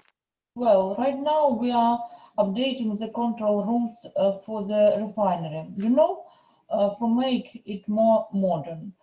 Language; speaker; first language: English; non-native, learner; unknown